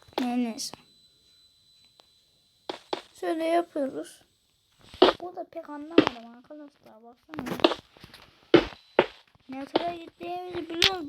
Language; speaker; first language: Turkish; native; Turkish